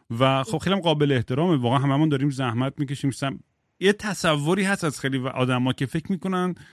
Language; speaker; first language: Persian; native; Persian